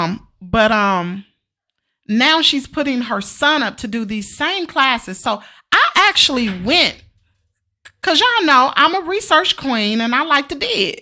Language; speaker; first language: English; native; English